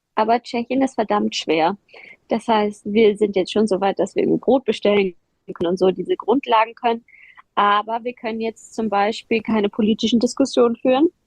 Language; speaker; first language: German; native; German